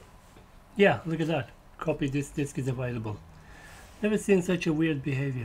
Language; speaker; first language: English; native; English